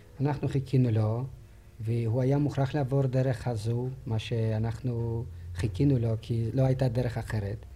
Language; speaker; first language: Hebrew; non-native, fluent; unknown